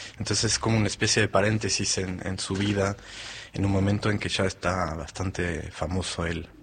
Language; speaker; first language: Spanish; non-native, fluent; French